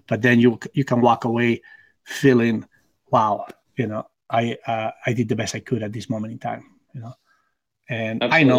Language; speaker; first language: English; non-native, fluent; Spanish